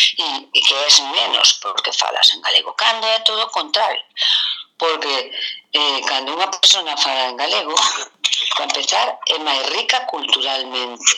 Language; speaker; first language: Galician; non-native, local second language; Spanish